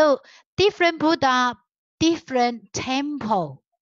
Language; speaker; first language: English; non-native, learner; Chinese